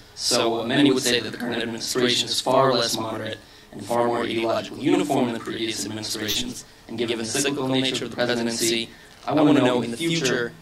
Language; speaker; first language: English; native; English